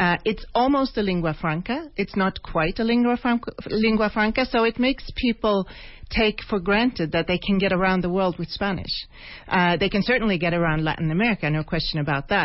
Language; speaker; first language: English; non-native, fluent; Swedish